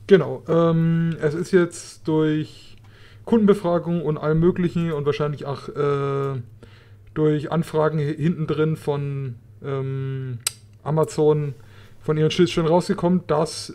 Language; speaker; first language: German; native; German